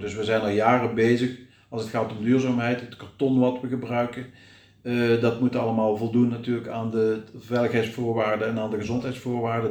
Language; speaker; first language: Dutch; native; Dutch